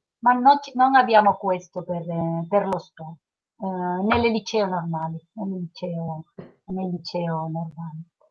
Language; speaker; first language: Italian; non-native, learner; Spanish